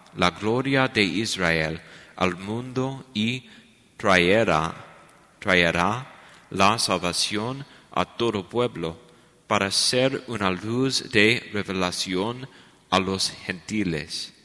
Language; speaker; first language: Spanish; non-native, learner; English